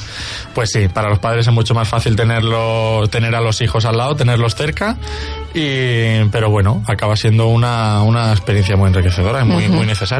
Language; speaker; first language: Spanish; native; Spanish